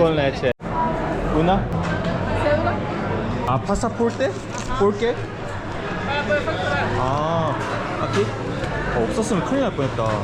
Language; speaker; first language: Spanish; non-native, learner; Korean